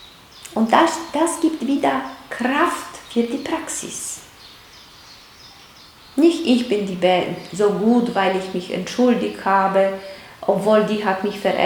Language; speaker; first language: German; non-native, fluent; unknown